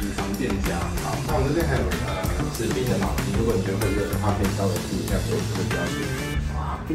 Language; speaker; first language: Chinese; native; Chinese